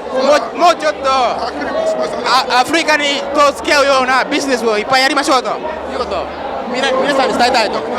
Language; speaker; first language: Japanese; non-native, fluent; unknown